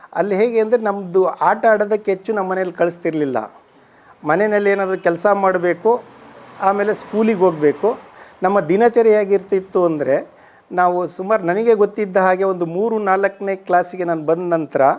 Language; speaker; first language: Kannada; native; Kannada